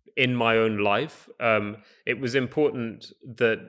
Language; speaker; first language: English; native; English